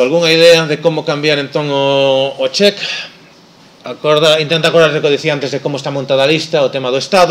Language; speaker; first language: Spanish; non-native, local second language; Galician